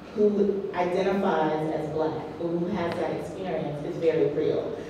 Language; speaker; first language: English; native; English